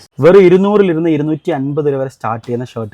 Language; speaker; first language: Malayalam; native; Malayalam